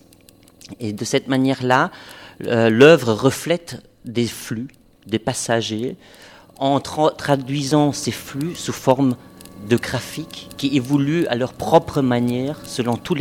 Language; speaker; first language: French; non-native, fluent; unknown